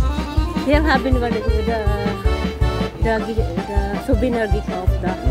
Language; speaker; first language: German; non-native, learner; Filipino